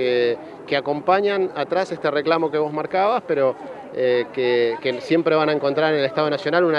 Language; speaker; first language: Spanish; native; Spanish